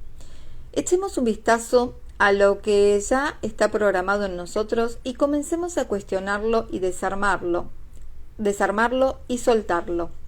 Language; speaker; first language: Spanish; native; Spanish